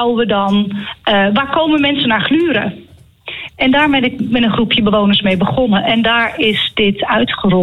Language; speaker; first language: Dutch; native; Dutch